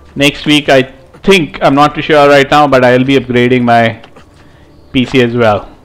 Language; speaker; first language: English; non-native, local second language; Hindi